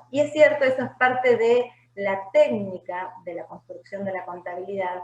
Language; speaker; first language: Spanish; native; Spanish